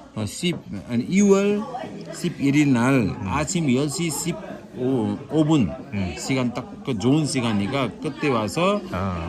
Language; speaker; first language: Korean; non-native, learner; Nepali